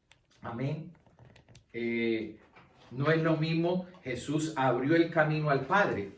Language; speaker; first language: Spanish; native; Spanish